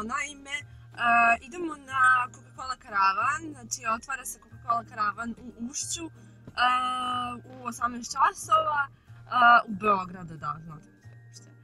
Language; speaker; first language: Bosnian; native; Bosnian